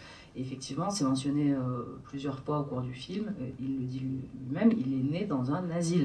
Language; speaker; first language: French; native; French